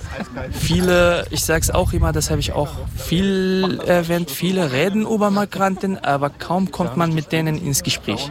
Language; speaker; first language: German; non-native, fluent; Kurdish